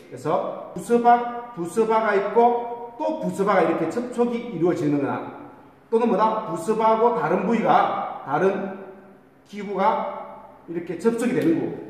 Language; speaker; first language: Korean; native; Korean